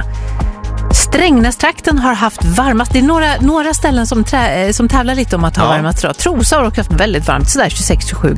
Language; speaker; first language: Swedish; native; Swedish